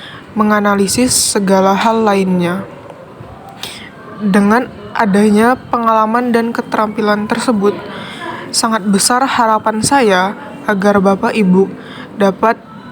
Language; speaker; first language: Indonesian; native; Indonesian